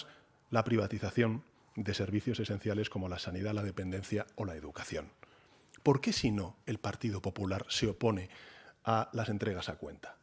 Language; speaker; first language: Spanish; native; Spanish